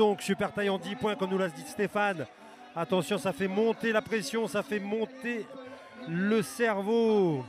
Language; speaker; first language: French; native; French